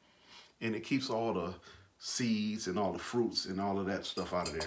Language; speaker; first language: English; native; English